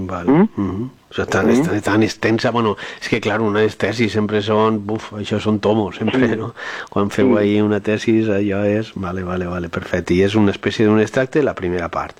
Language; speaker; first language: Catalan; native; Catalan